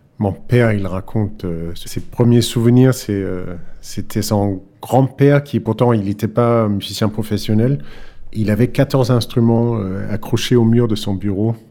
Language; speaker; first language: French; non-native, fluent; Danish